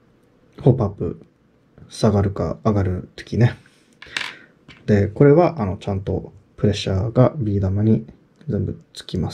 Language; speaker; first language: Japanese; non-native, fluent; English